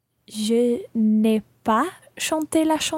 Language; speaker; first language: French; non-native, learner; English